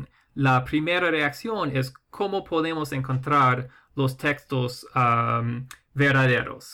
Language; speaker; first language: Spanish; non-native, fluent; English